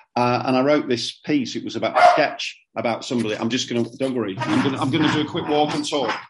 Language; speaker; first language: English; native; English